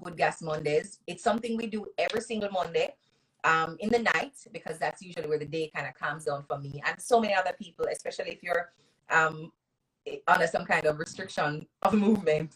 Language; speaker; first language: English; non-native, local second language; Jamaican Creole English